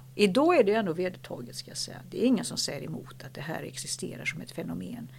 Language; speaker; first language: Swedish; native; Swedish